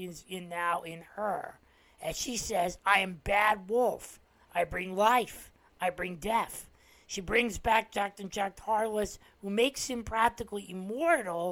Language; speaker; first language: English; native; English